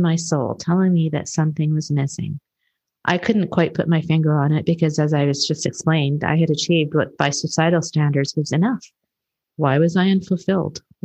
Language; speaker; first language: English; native; English